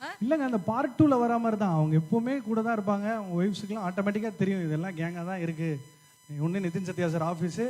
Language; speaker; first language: Tamil; native; Tamil